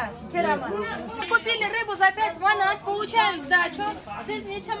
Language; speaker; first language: Russian; native; Russian